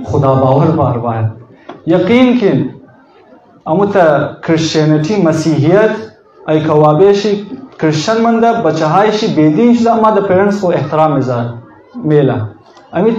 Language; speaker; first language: Persian; native; Persian